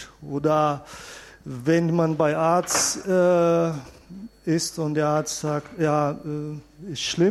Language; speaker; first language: German; non-native, fluent; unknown